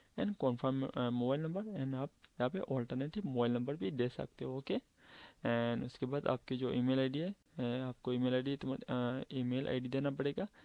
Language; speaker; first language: Hindi; non-native, local second language; Bangla